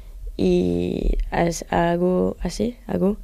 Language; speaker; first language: Spanish; non-native, learner; French